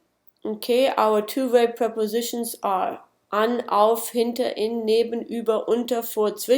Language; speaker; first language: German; non-native, fluent; English